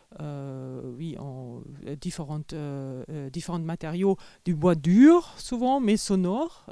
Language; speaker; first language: French; non-native, fluent; German